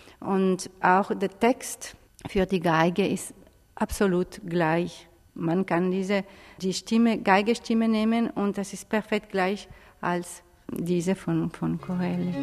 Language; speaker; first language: German; non-native, fluent; Italian